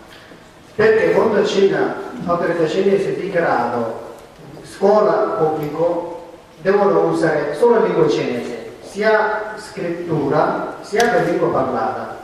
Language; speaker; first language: Italian; non-native, learner; Tibetan